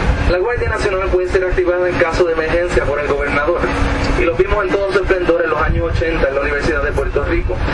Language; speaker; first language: Spanish; native; Spanish